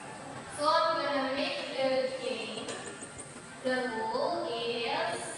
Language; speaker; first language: English; non-native, learner; Indonesian